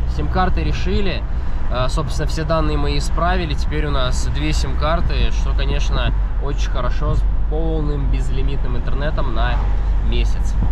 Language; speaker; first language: Russian; native; Russian